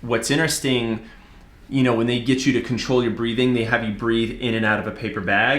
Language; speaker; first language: English; native; English